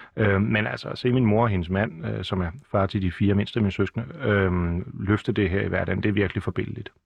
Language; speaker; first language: Danish; native; Danish